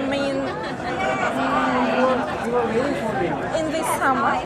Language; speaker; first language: English; non-native, learner; Russian